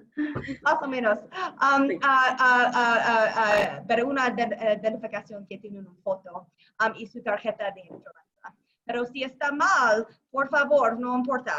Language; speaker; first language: Spanish; non-native, learner; English